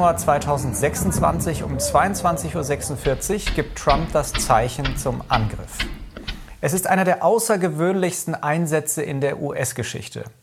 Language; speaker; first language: German; native; German